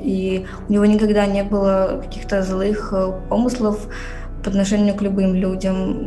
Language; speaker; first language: Russian; native; Russian